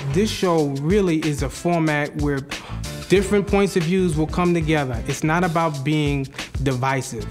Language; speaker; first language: English; native; English